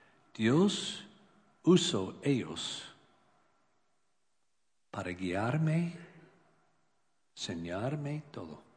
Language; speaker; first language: Spanish; non-native, learner; English